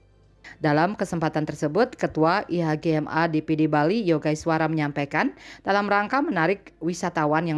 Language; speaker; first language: Indonesian; native; Indonesian